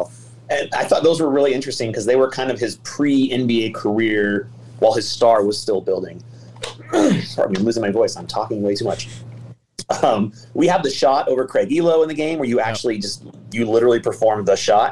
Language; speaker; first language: English; native; English